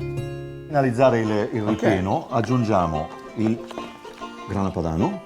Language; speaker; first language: Italian; native; Italian